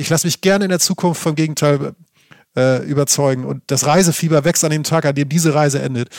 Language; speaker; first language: German; native; German